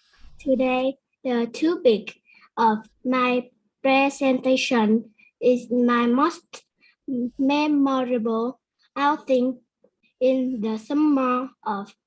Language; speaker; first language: English; non-native, learner; Vietnamese